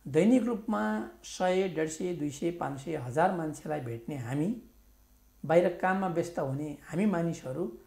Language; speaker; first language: Nepali; native; Nepali